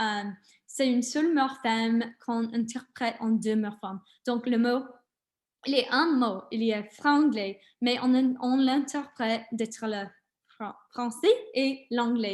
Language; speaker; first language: French; non-native, learner; English